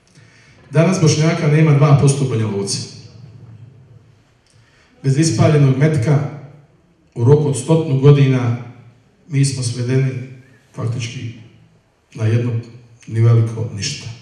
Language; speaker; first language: Bosnian; native; Bosnian